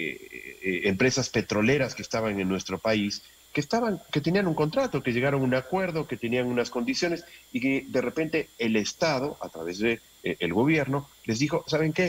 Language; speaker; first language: Spanish; native; Spanish